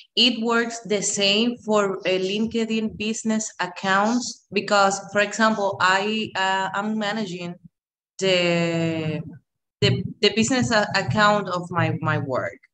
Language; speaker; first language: English; non-native, fluent; Spanish